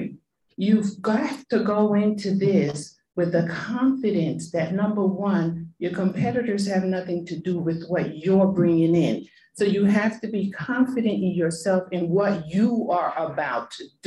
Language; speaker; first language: English; non-native, fluent; Spanish